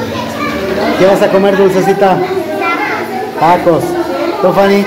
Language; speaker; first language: Spanish; native; Spanish